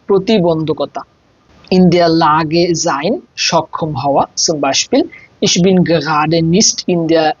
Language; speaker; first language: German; non-native, fluent; Bangla